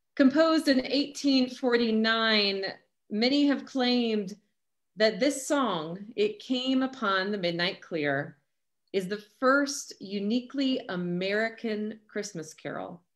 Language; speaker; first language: English; native; English